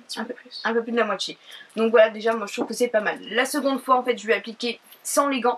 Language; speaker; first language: French; native; French